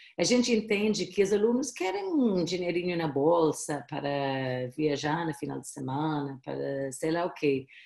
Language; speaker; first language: Portuguese; non-native, fluent; English